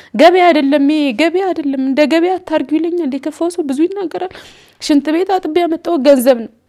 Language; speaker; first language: Amharic; native; Amharic